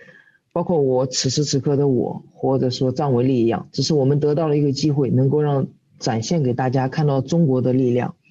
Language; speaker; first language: Chinese; native; Chinese